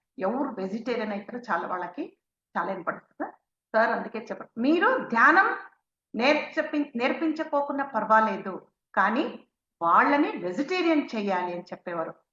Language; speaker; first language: Telugu; native; Telugu